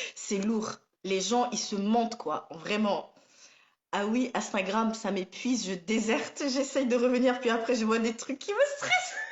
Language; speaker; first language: French; non-native, local second language; Somali